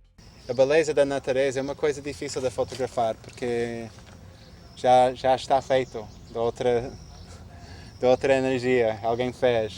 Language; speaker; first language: Portuguese; non-native, fluent; English